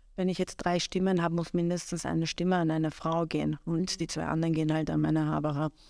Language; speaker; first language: German; early bilingual, other home language; Persian